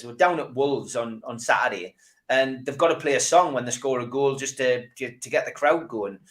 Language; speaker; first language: English; native; English